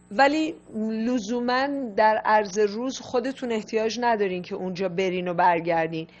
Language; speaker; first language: Persian; native; Persian